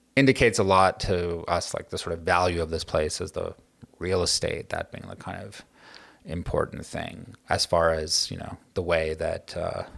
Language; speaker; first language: English; native; English